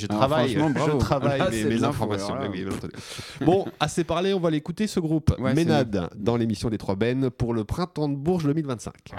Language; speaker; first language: French; native; French